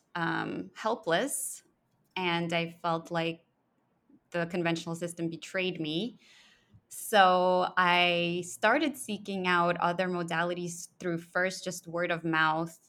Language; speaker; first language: English; early bilingual, other home language; Russian